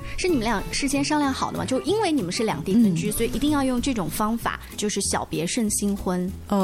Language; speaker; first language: Chinese; native; Chinese